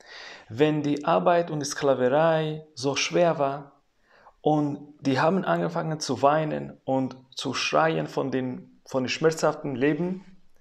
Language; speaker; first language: German; non-native, fluent; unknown